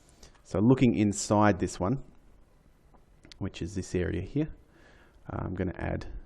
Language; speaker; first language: English; native; English